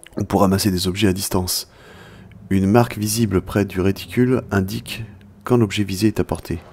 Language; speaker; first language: French; native; French